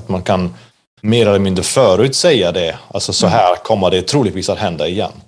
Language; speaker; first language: Swedish; non-native, fluent; German